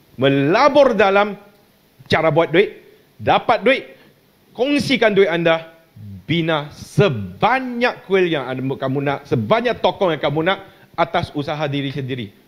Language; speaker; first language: Malay; non-native, local second language; Chinese